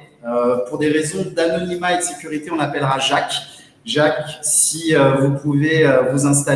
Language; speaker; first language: French; native; French